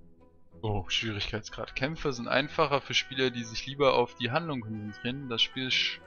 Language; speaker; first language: German; native; German